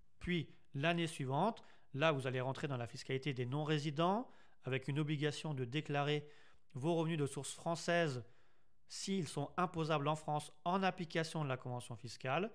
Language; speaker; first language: French; native; French